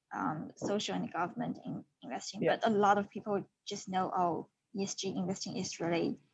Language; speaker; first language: English; non-native, fluent; Chinese